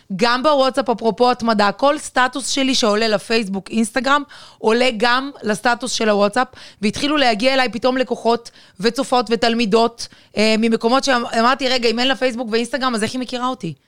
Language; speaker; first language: Hebrew; non-native, fluent; Bulgarian